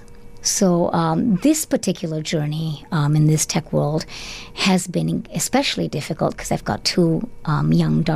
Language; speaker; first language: English; non-native, local second language; Tamil